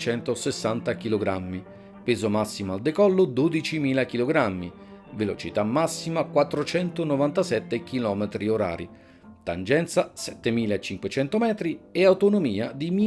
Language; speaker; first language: Italian; native; Italian